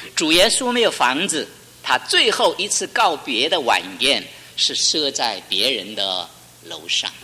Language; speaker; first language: Chinese; native; Chinese